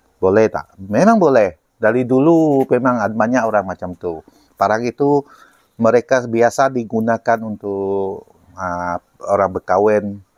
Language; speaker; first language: Malay; non-native, local second language; Chinese